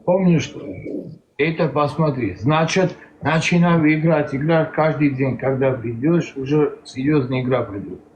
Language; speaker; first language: Russian; non-native, learner; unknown